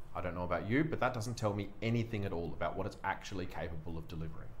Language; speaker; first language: English; native; English